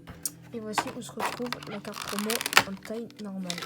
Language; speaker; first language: French; native; French